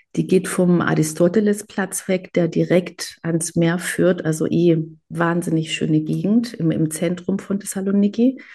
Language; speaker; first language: German; native; German